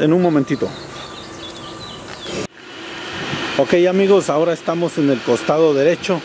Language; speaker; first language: Spanish; native; Spanish